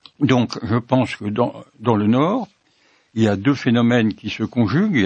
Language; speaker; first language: French; native; French